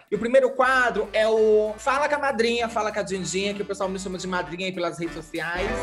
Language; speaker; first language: Portuguese; native; Portuguese